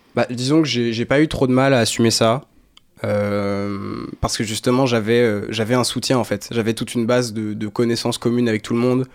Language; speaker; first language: French; native; French